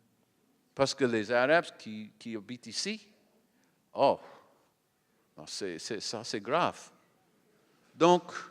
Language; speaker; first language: French; non-native, learner; English